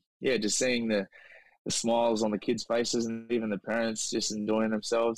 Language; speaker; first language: English; native; English